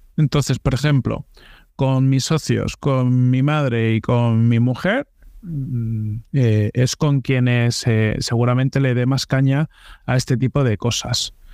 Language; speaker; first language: Spanish; native; Spanish